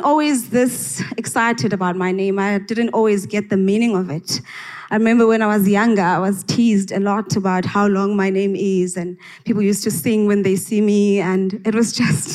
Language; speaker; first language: English; non-native, local second language; Xhosa